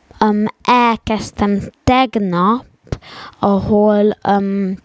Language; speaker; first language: Hungarian; early bilingual, heritage; Hungarian